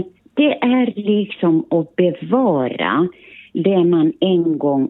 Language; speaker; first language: Swedish; early bilingual, other home language; Finnish